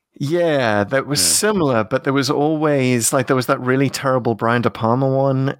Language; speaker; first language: English; native; English